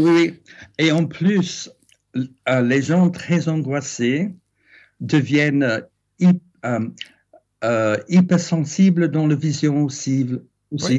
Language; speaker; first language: French; non-native, fluent; English